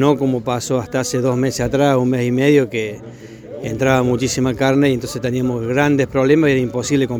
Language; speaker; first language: Spanish; native; Spanish